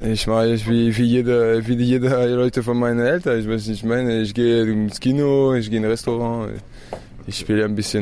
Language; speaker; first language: German; non-native, fluent; French